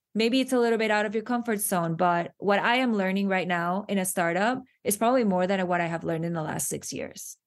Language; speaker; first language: English; non-native, fluent; Spanish